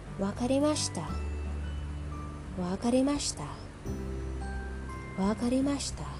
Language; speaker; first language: Japanese; non-native, learner; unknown